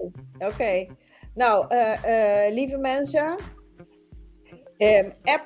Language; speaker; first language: Dutch; non-native, local second language; Papiamento